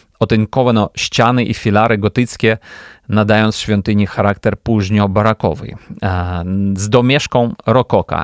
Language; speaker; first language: Polish; non-native, fluent; Ukrainian